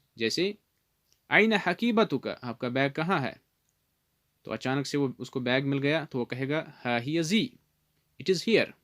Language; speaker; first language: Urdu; non-native, local second language; Kashmiri